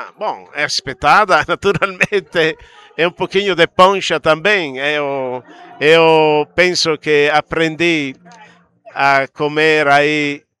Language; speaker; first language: Portuguese; non-native, fluent; Italian